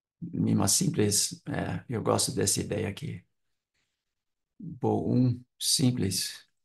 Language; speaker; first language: Portuguese; non-native, fluent; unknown